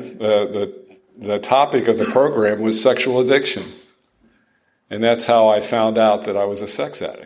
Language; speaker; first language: English; native; English